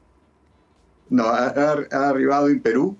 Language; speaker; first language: Italian; early bilingual, heritage; Spanish